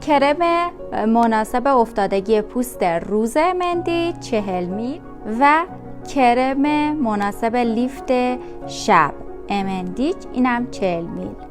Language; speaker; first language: Persian; native; Persian